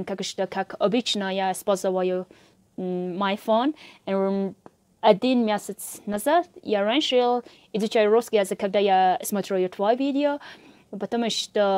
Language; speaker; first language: Russian; non-native, learner; Mongolian